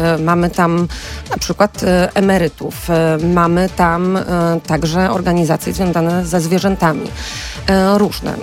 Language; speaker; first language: Polish; native; Polish